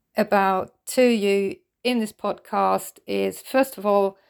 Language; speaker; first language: English; non-native, fluent; German